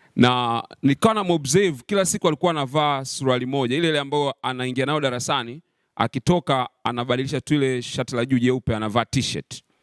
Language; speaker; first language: Swahili; native; Swahili